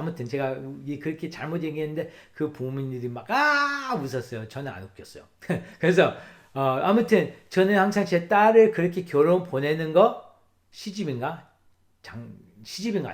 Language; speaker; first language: Korean; early bilingual, heritage; English